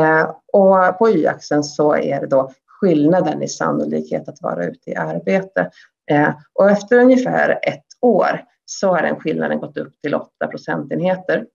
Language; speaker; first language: Swedish; native; Swedish